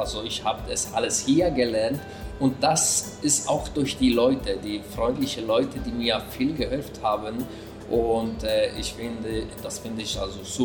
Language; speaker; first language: German; non-native, fluent; Polish